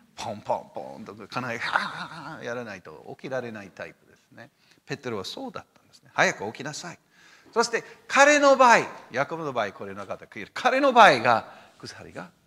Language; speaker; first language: Japanese; non-native, fluent; English